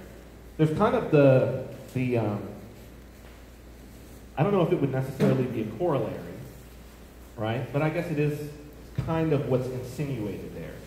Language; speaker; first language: English; native; English